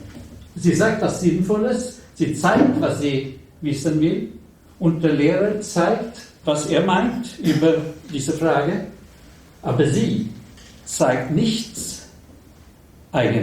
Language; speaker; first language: German; non-native, learner; Swedish